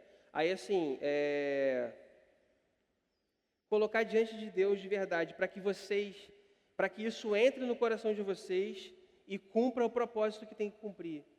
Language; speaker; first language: Portuguese; native; Portuguese